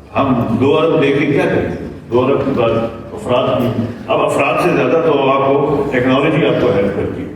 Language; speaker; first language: Urdu; non-native, local second language; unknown